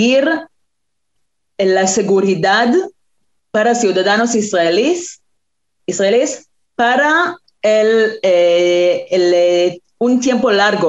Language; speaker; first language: Spanish; non-native, fluent; Hebrew